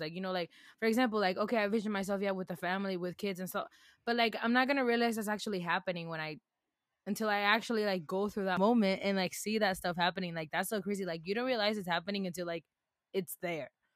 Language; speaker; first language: English; early bilingual, other home language; Spanish